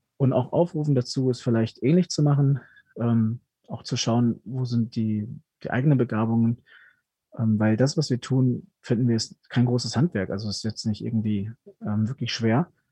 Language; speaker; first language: German; early bilingual, other home language; Spanish